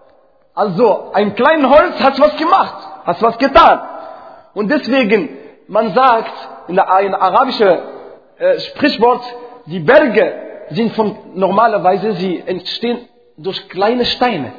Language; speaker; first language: German; non-native, fluent; Arabic